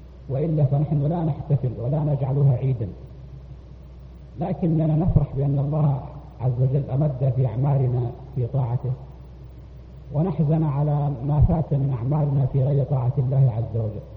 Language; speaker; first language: Arabic; native; Arabic